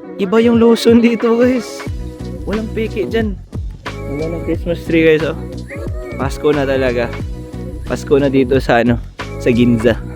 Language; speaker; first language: Filipino; non-native, local second language; Cebuano